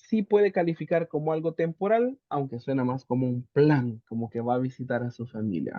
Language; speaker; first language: Spanish; native; Spanish